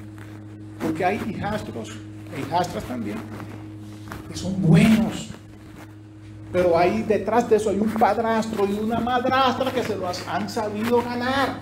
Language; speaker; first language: Spanish; native; Spanish